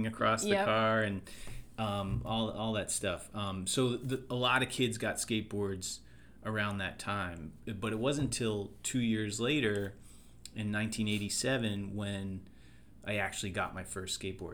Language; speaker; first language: English; native; English